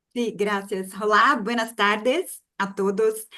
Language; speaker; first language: Spanish; non-native, fluent; Portuguese